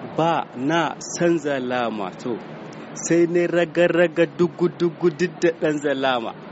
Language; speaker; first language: Hausa; native; Hausa